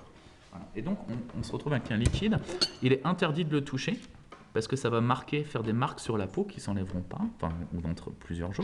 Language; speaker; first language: French; native; French